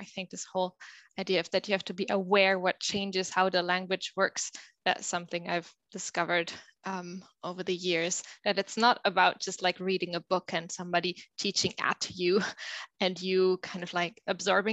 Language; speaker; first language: English; non-native, fluent; German